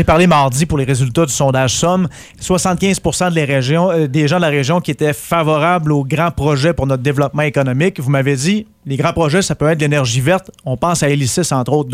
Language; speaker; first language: French; native; French